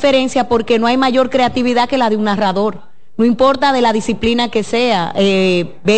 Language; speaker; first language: Spanish; native; Spanish